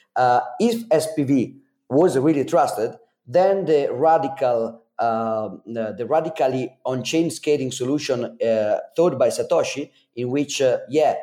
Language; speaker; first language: English; non-native, fluent; Italian